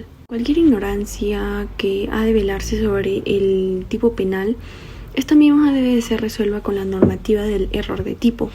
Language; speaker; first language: Spanish; native; Spanish